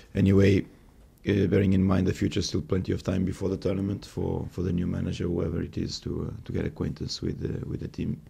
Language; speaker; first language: English; non-native, fluent; Portuguese